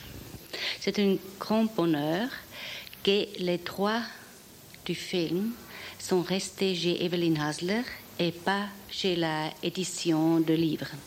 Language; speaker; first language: French; non-native, fluent; German